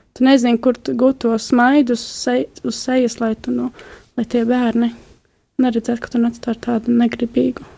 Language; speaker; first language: Latvian; native; Latvian